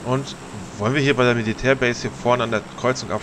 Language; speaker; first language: German; native; German